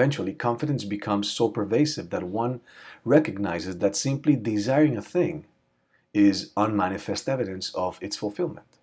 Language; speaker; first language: English; native; English